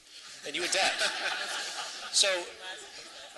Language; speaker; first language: English; native; English